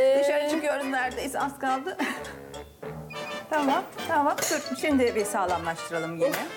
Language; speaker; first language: Turkish; native; Turkish